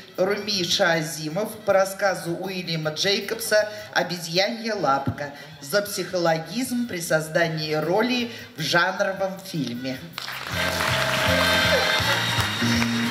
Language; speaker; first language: Russian; native; Russian